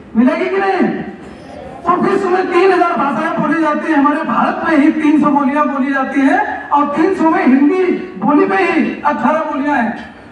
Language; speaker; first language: Hindi; native; Hindi